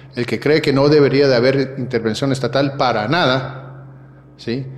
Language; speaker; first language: Spanish; early bilingual, heritage; Spanish